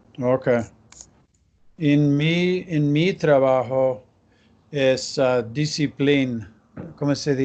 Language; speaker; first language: Spanish; non-native, learner; English